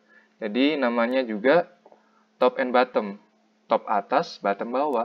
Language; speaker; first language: Indonesian; native; Indonesian